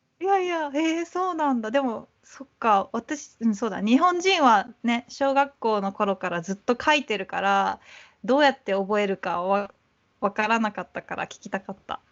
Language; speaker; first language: Japanese; native; Japanese